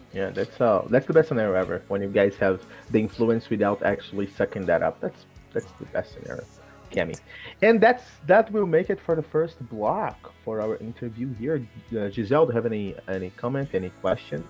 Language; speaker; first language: English; non-native, fluent; Portuguese